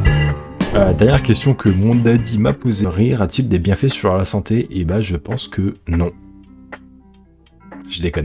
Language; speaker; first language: French; native; French